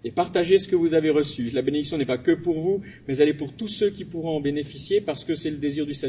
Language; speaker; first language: French; native; French